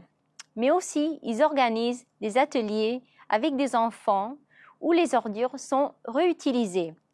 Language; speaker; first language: French; non-native, fluent; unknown